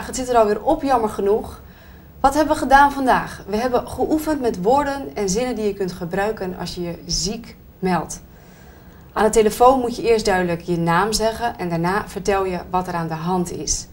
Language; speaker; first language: Dutch; native; Dutch